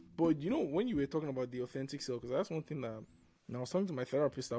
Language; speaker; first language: English; non-native, local second language; Yoruba